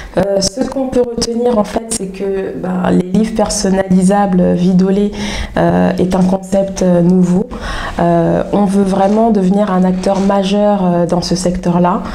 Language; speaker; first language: French; native; French